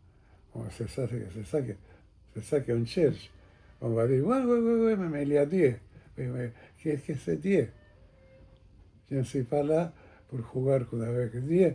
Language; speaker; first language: French; non-native, fluent; Spanish